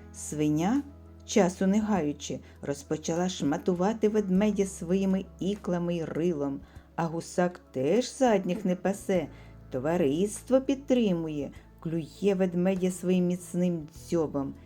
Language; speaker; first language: Ukrainian; native; Ukrainian